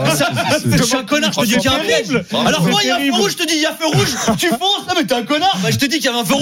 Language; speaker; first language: French; native; French